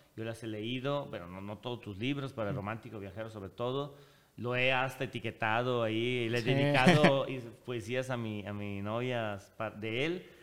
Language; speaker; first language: Spanish; non-native, fluent; Italian